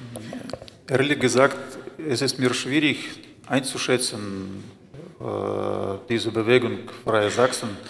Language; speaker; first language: German; non-native, fluent; Russian